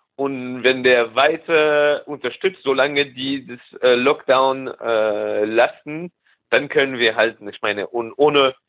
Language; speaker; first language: German; non-native, local second language; French